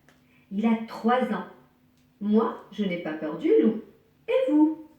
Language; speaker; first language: French; native; French